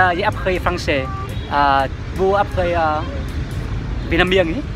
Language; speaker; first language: French; non-native, learner; Vietnamese